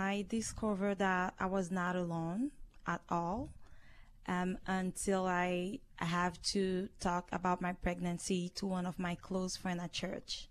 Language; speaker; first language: English; non-native, learner; Haitian Creole